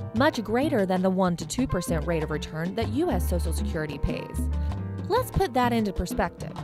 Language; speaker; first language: English; native; English